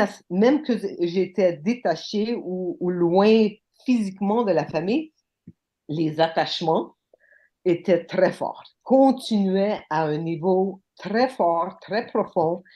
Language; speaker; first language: French; non-native, local second language; English